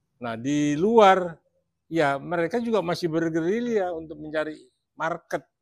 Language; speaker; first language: Indonesian; native; Indonesian